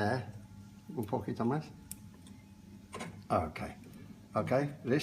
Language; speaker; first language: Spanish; non-native, learner; English